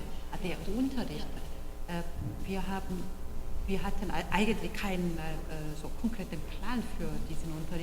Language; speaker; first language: German; non-native, fluent; Korean